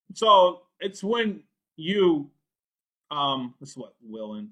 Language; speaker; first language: English; native; English